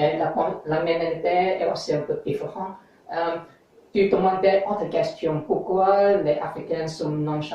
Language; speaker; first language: French; non-native, learner; English